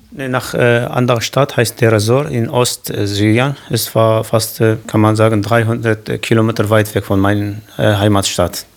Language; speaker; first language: German; non-native, learner; Kurdish